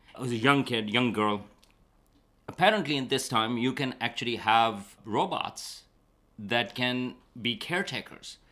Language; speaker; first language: English; non-native, local second language; Urdu